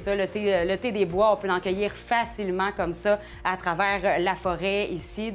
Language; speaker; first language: French; native; French